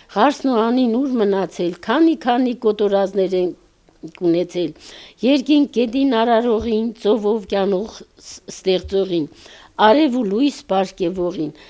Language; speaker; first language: Armenian; non-native, local second language; Kurdish